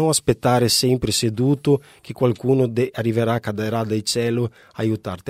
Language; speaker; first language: Italian; non-native, fluent; Portuguese